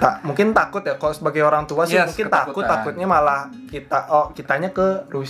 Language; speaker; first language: Indonesian; native; Indonesian